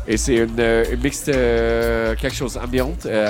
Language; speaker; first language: French; non-native, learner; English